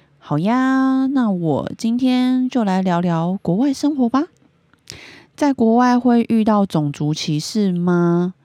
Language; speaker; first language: Chinese; native; Chinese